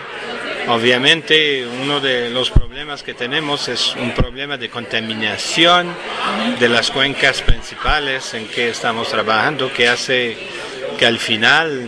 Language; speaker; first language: Spanish; non-native, fluent; French